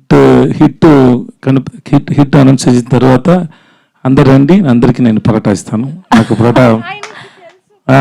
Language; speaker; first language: Telugu; non-native, learner; Tamil